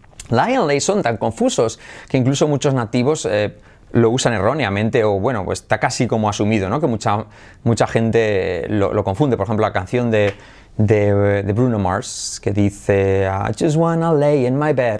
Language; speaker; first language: Spanish; native; Spanish